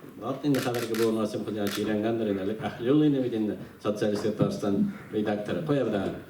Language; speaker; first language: Tatar; native; Tatar